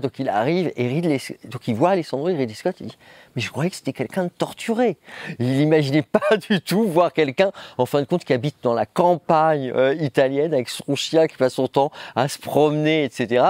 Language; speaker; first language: French; native; French